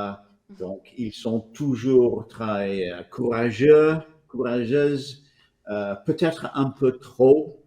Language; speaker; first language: French; non-native, fluent; English